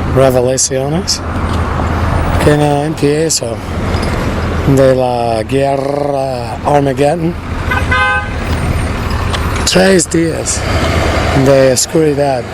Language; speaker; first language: Spanish; non-native, learner; English